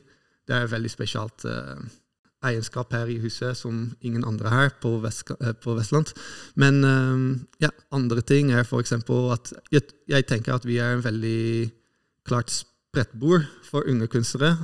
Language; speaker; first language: Norwegian; non-native, fluent; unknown